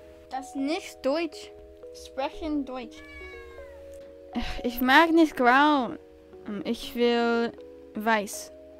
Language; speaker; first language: German; non-native, learner; English